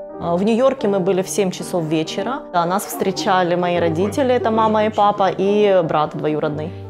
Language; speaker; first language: Russian; native; Russian